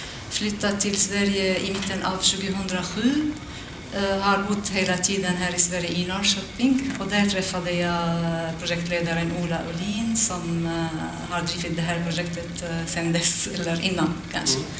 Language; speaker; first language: Swedish; non-native, fluent; Arabic